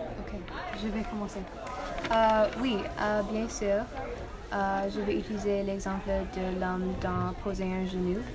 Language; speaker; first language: French; non-native, learner; English